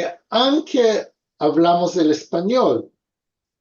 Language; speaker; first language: Spanish; early bilingual, heritage; Ladino